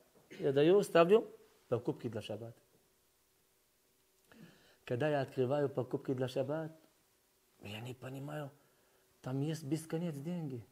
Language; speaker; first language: Russian; early bilingual, heritage; Russian